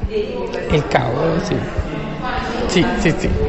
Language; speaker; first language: Italian; non-native, learner; Tigrinya